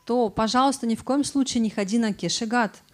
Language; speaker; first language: Russian; native; Russian